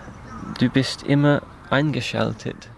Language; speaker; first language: German; non-native, fluent; English